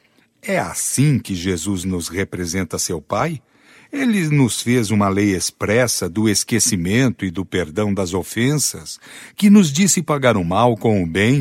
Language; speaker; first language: Portuguese; native; Portuguese